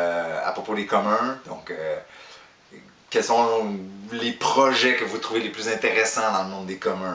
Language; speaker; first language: French; native; French